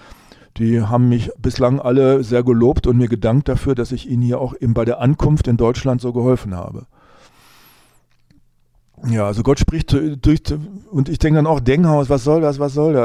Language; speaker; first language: German; native; German